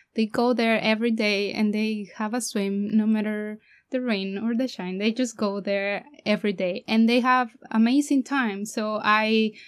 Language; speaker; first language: English; non-native, fluent; Spanish